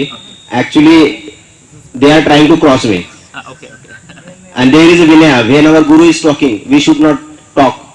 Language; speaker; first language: English; non-native, fluent; Hindi